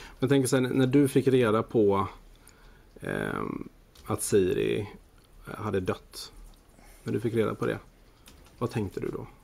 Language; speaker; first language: Swedish; native; Swedish